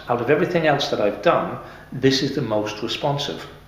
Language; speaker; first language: English; native; English